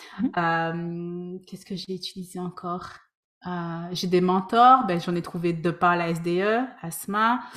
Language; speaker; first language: French; native; French